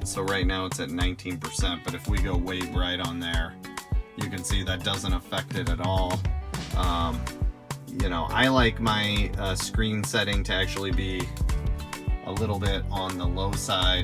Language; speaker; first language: English; native; English